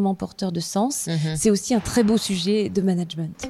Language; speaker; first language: French; native; French